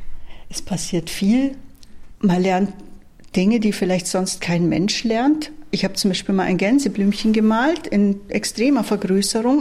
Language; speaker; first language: German; native; German